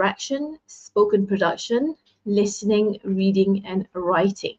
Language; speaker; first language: English; non-native, local second language; Malay